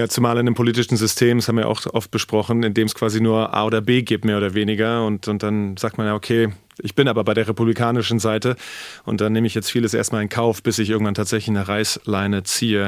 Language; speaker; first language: German; native; German